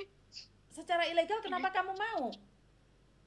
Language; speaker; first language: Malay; non-native, local second language; Javanese